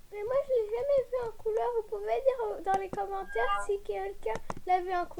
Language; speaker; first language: French; native; French